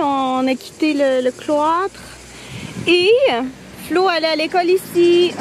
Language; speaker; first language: French; native; French